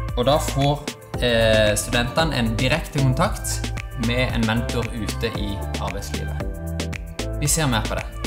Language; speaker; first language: Norwegian; native; Norwegian